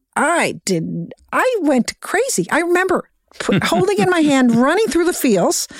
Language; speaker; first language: English; native; English